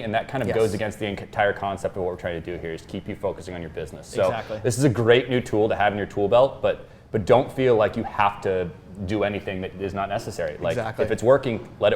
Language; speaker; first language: English; native; English